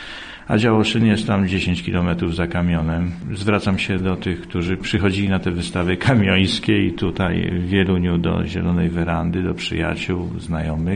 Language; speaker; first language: Polish; native; Polish